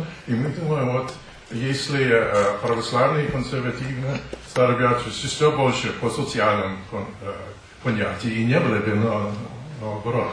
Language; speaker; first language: Russian; non-native, learner; English